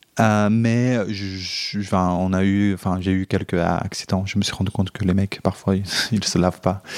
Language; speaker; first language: French; non-native, fluent; Chinese